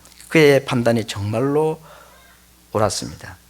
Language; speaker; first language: Korean; native; Korean